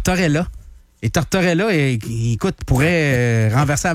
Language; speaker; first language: French; native; French